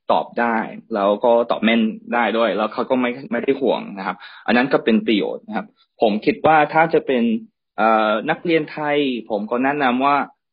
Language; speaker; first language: Thai; early bilingual, heritage; Thai